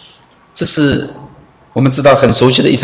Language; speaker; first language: Chinese; native; Chinese